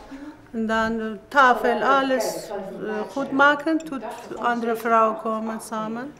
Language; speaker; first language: Dutch; non-native, learner; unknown